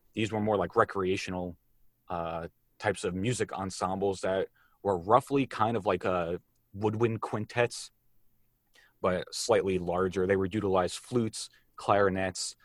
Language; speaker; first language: English; native; English